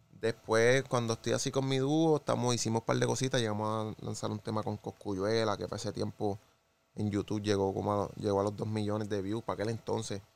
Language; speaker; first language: Spanish; native; Spanish